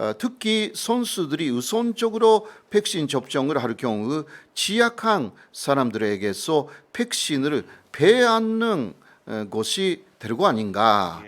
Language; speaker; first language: Korean; non-native, fluent; Japanese